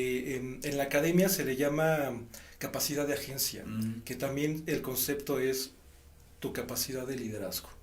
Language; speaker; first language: Spanish; native; Spanish